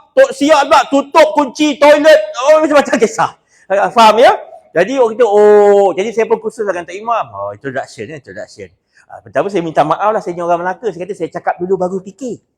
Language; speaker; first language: Malay; native; Malay